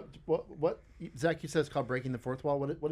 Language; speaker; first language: English; native; English